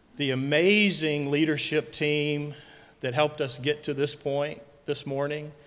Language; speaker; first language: English; native; English